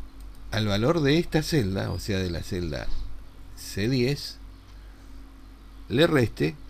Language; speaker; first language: Spanish; native; Spanish